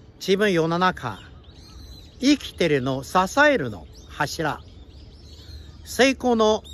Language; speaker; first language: Japanese; non-native, fluent; Chinese